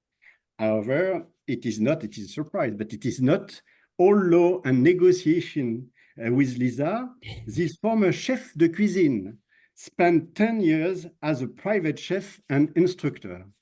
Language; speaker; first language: English; non-native, fluent; French